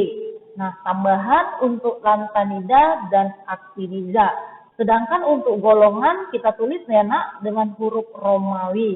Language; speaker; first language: Indonesian; native; Indonesian